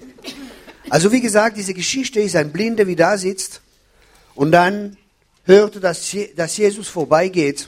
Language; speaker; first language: German; non-native, fluent; French